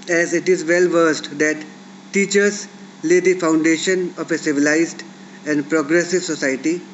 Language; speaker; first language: English; non-native, local second language; Hindi